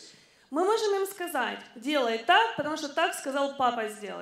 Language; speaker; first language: Russian; native; Russian